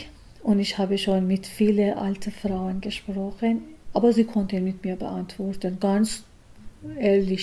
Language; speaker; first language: German; non-native, learner; Persian